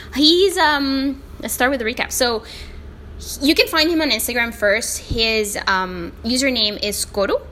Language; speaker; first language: English; non-native, fluent; Spanish